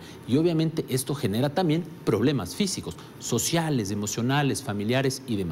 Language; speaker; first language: Spanish; native; Spanish